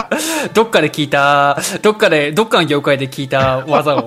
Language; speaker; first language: Japanese; native; Japanese